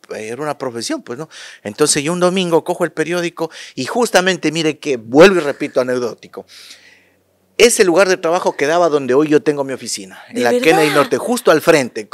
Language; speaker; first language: Spanish; native; Spanish